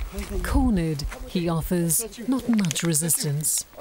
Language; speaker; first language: English; native; English